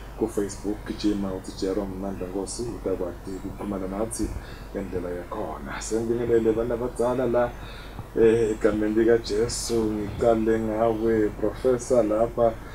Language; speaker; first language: Zulu; non-native, local second language; Swati